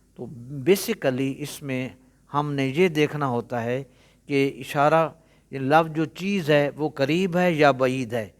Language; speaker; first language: Urdu; non-native, local second language; Punjabi